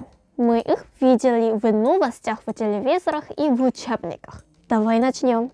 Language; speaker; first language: Russian; non-native, fluent; Korean